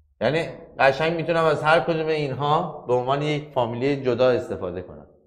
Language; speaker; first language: Persian; native; Persian